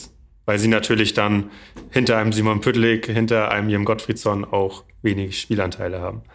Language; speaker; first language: German; native; German